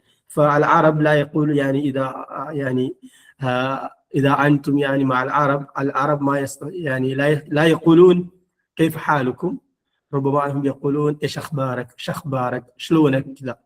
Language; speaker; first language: Arabic; non-native, fluent; Malayalam